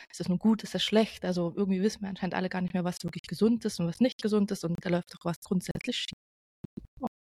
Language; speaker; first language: German; native; German